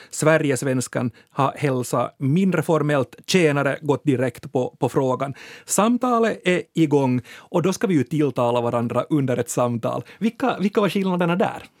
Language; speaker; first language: Swedish; native; Swedish